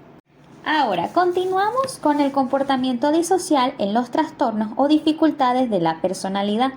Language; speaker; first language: Spanish; native; Spanish